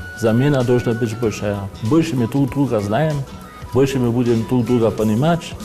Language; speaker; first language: Russian; non-native, fluent; German